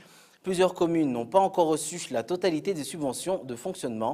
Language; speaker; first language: French; non-native, local second language; Malagasy